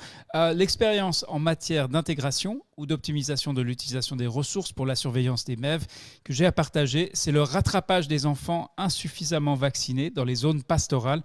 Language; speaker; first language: French; native; French